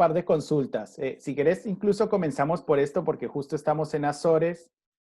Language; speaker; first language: Spanish; native; Spanish